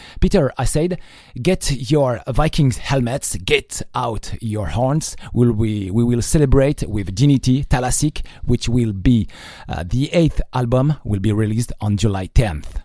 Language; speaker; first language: English; non-native, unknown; French